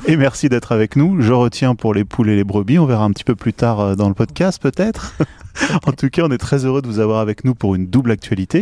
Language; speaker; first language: French; native; French